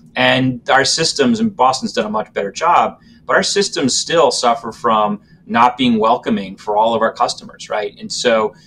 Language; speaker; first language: English; native; English